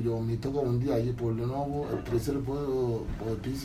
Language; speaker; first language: Spanish; non-native, learner; Wolof